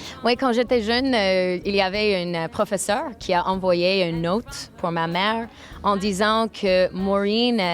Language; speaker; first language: French; non-native, local second language; English